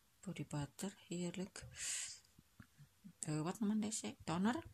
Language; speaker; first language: Dutch; non-native, learner; Indonesian